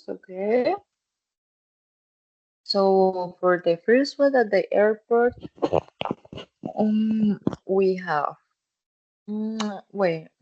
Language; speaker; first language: English; non-native, fluent; Spanish